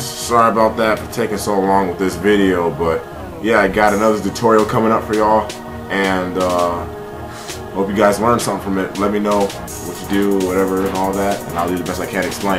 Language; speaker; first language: English; native; English